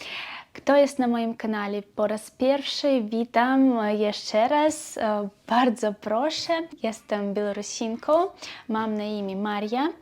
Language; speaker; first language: Polish; non-native, learner; Belarusian